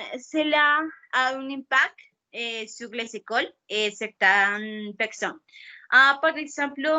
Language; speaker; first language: French; non-native, learner; Spanish